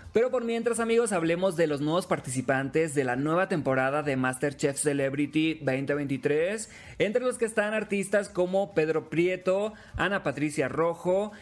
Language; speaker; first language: Spanish; native; Spanish